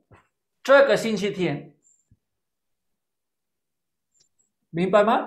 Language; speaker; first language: Chinese; non-native, fluent; Spanish